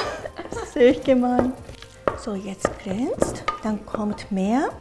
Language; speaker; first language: German; non-native, fluent; Japanese